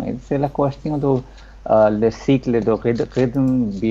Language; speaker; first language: French; non-native, learner; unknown